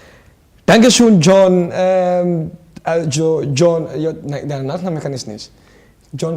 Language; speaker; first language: German; non-native, learner; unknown